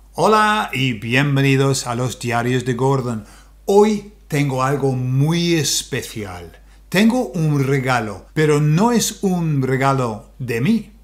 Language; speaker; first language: Spanish; non-native, fluent; English